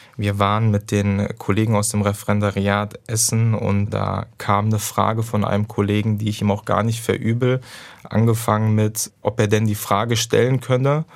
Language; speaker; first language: German; early bilingual, other home language; Turkish